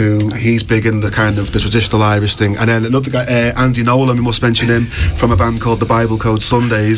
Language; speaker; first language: English; native; English